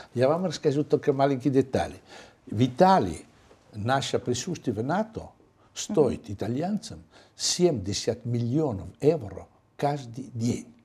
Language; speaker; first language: Russian; non-native, fluent; Italian